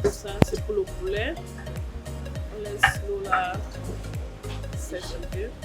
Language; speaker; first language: French; non-native, local second language; English